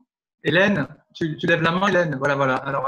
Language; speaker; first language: French; native; French